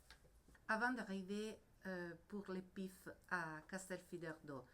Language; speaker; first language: French; non-native, learner; Italian